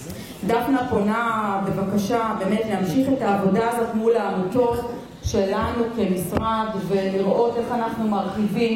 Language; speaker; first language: Hebrew; native; Hebrew